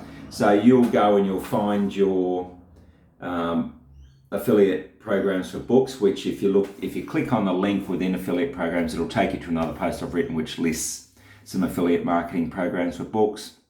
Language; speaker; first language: English; native; English